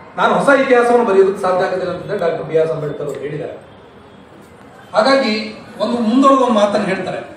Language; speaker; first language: Kannada; non-native, local second language; Lambadi